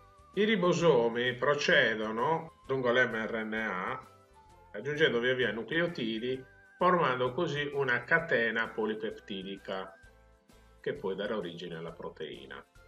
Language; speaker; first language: Italian; native; Italian